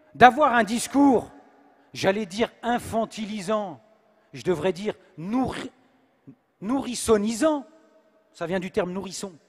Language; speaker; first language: French; native; French